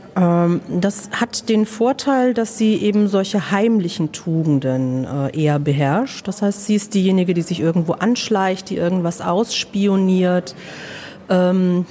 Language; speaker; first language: German; native; German